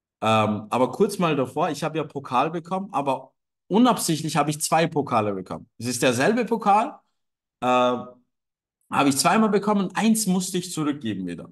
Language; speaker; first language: German; non-native, fluent; Turkish